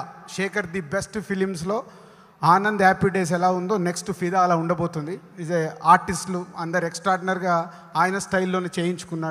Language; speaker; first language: Telugu; native; Telugu